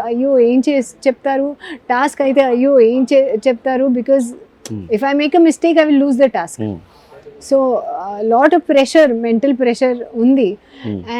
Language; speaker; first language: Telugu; non-native, learner; Hindi